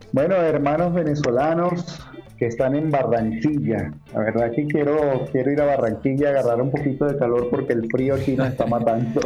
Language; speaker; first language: Spanish; native; Spanish